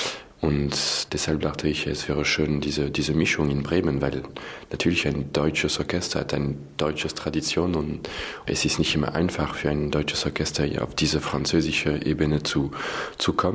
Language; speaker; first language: German; non-native, fluent; French